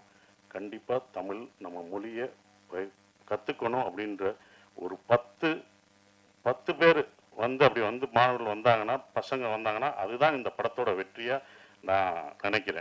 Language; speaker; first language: Tamil; native; Tamil